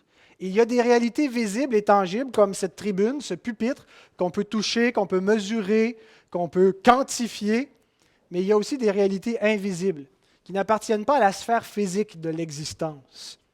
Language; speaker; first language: French; native; French